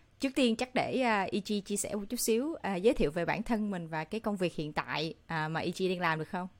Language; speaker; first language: Vietnamese; native; Vietnamese